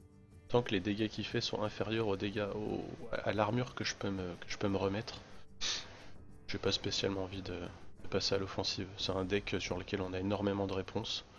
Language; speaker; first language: French; native; French